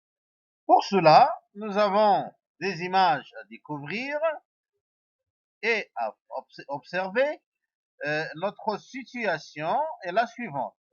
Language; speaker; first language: French; non-native, local second language; Arabic